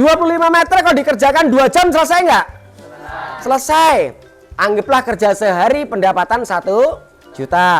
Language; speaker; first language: Indonesian; non-native, local second language; Javanese